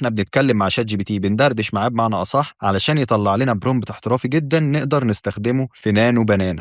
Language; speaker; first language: Arabic; native; Arabic